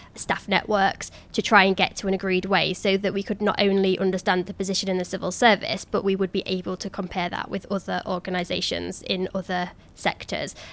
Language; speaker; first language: English; native; English